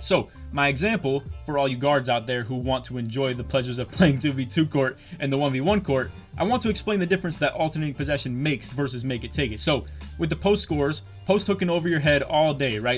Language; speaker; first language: English; native; English